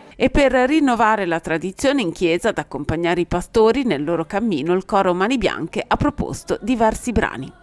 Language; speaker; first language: Italian; native; Italian